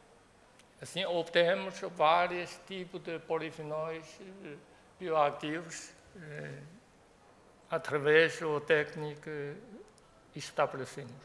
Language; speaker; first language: Portuguese; non-native, fluent; Chinese